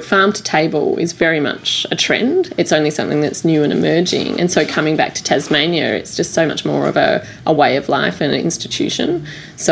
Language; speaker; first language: English; native; English